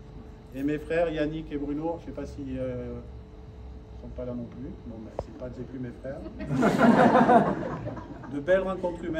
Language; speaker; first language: French; native; French